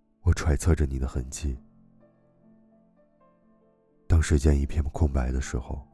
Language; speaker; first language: Chinese; native; Chinese